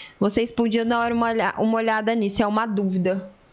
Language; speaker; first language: Portuguese; native; Portuguese